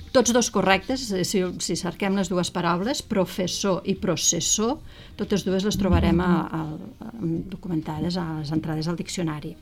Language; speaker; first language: Catalan; native; Catalan